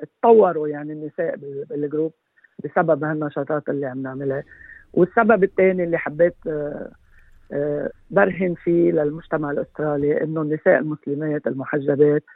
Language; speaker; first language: Arabic; native; Arabic